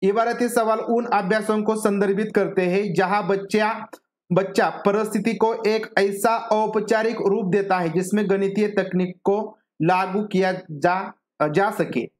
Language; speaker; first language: Hindi; non-native, local second language; Marathi